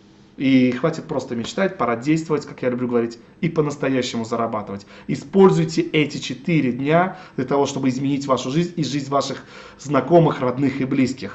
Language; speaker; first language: Russian; native; Russian